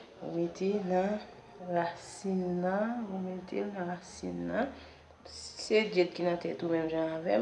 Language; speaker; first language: French; non-native, learner; Haitian Creole